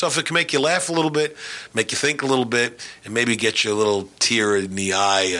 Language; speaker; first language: English; native; English